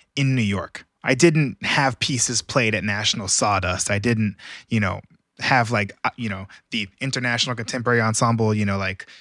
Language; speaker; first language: English; native; English